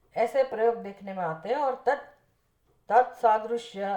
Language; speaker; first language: Hindi; non-native, local second language; Gujarati